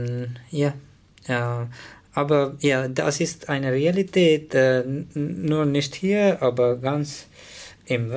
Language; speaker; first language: German; non-native, learner; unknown